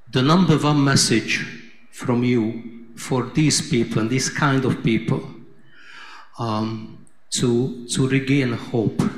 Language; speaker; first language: English; non-native, fluent; Hungarian